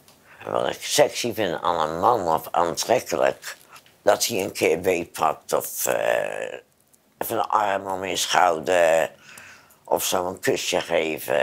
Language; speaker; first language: Dutch; native; Dutch